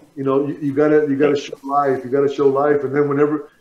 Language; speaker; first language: English; native; English